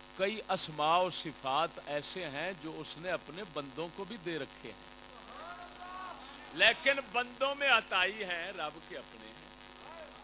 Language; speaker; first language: Urdu; non-native, local second language; Punjabi